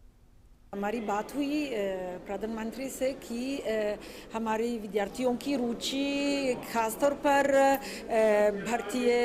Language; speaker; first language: Hindi; non-native, fluent; Italian